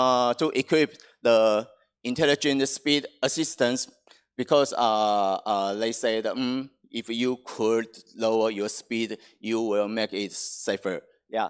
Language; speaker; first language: English; non-native, fluent; Chinese